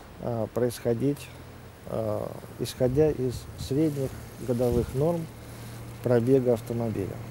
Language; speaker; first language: Russian; native; Russian